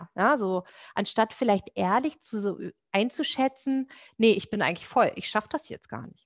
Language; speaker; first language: German; native; German